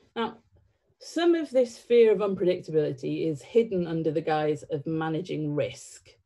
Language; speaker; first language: English; native; English